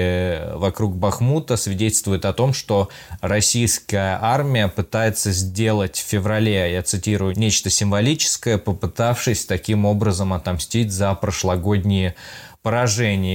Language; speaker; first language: Russian; native; Russian